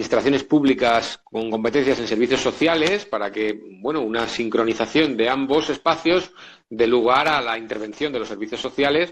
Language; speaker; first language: Spanish; native; Spanish